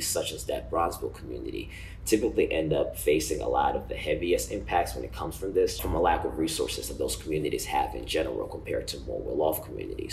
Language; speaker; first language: English; non-native, local second language; Ganda